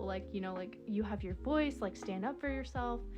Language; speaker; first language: English; native; English